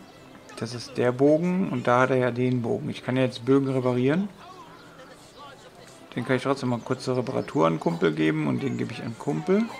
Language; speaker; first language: German; native; German